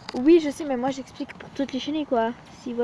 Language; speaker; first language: French; native; French